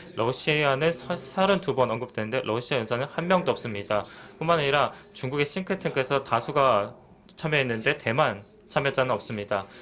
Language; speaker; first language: Korean; native; Korean